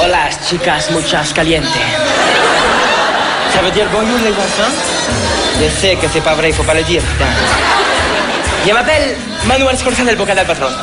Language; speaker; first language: French; native; French